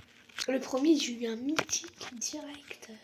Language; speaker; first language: French; native; French